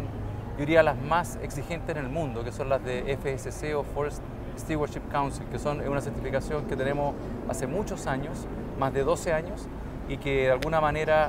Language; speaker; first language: Spanish; native; Spanish